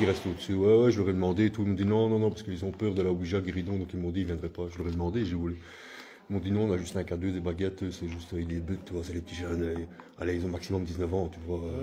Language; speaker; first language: French; native; French